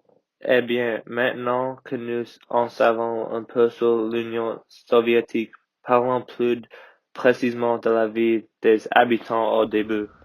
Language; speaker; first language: French; non-native, learner; English